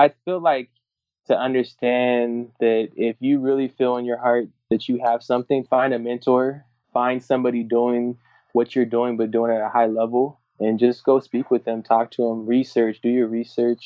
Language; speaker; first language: English; native; English